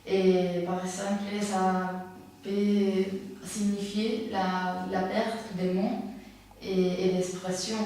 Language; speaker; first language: French; non-native, fluent; Spanish